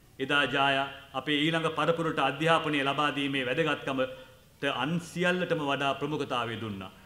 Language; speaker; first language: Sinhala; non-native, local second language; Tamil